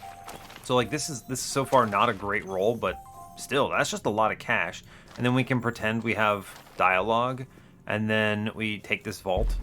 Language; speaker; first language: English; native; English